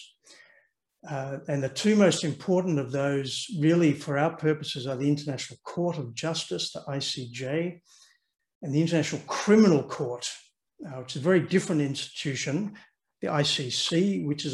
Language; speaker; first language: English; native; English